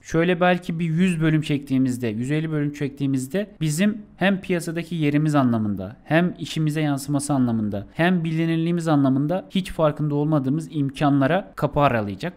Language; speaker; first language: Turkish; native; Turkish